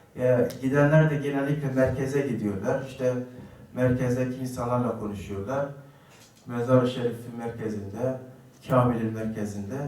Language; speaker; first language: Turkish; non-native, fluent; Uzbek